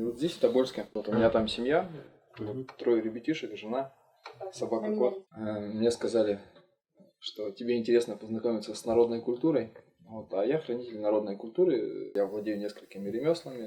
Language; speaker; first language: Russian; native; Russian